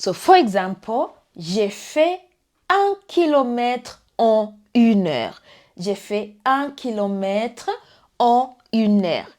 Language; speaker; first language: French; non-native, fluent; English